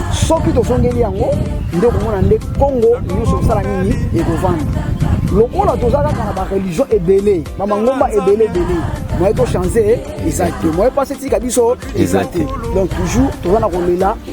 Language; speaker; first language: Lingala; non-native, local second language; Kongo